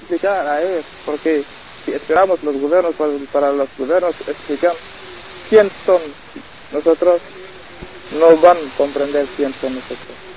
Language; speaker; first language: Spanish; non-native, learner; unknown